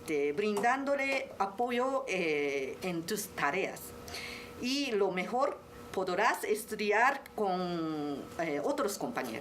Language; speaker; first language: Spanish; non-native, learner; Japanese